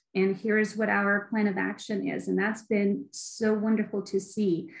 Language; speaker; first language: English; non-native, fluent; Ukrainian